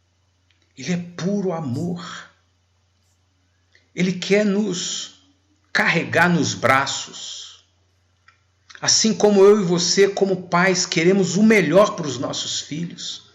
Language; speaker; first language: Portuguese; native; Portuguese